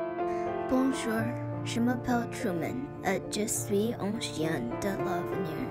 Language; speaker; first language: French; non-native, learner; English